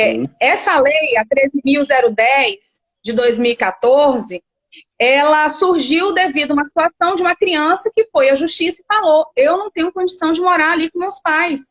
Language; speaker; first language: Portuguese; native; Portuguese